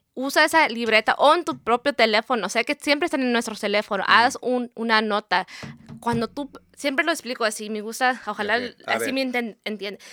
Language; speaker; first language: Spanish; early bilingual, heritage; Spanish